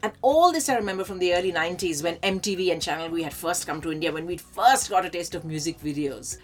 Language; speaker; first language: English; non-native, local second language; Hindi